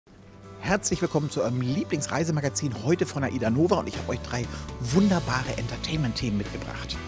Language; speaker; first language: German; native; German